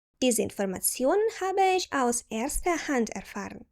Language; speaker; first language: German; non-native, fluent; Ukrainian